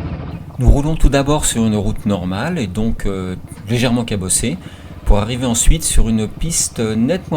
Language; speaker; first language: French; native; French